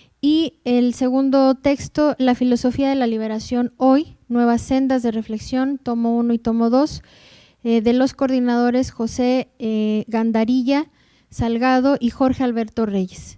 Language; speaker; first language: Spanish; native; Spanish